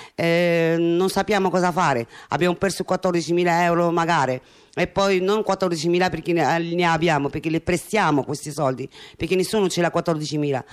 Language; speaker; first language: Italian; non-native, fluent; Arabic